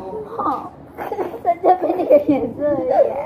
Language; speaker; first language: Chinese; non-native, fluent; Indonesian